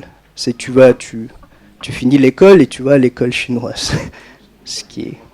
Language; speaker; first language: French; non-native, fluent; English